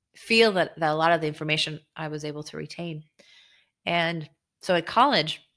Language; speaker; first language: English; early bilingual, other home language; Hebrew